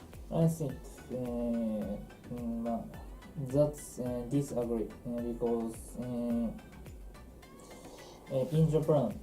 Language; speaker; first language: English; non-native, learner; Japanese